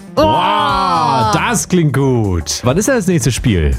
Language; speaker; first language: German; native; German